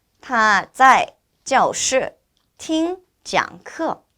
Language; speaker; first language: Chinese; non-native, fluent; Korean